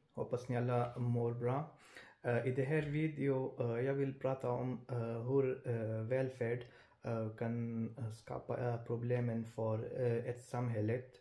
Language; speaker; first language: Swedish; non-native, fluent; Urdu